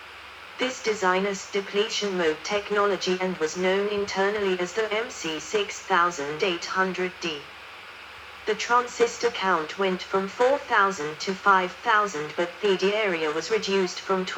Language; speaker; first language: English; non-native, learner; Danish